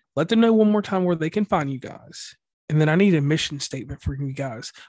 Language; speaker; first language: English; native; English